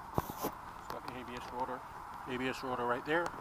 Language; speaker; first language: English; native; English